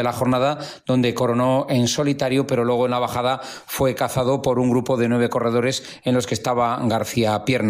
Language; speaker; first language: Spanish; native; Spanish